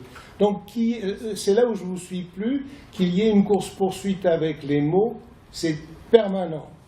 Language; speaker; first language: French; native; French